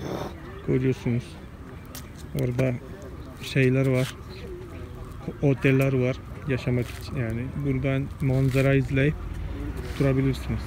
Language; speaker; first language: Turkish; non-native, fluent; Malayalam